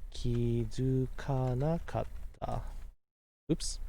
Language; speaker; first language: Japanese; non-native, fluent; English